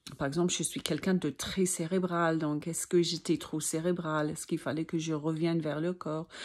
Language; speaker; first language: French; non-native, fluent; English